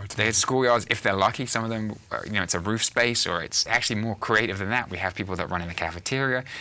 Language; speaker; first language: English; native; English